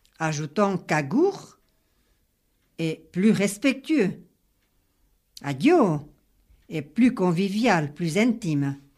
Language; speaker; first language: French; native; French